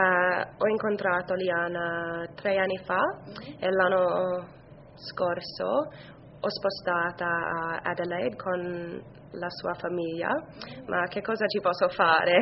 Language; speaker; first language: Italian; non-native, learner; English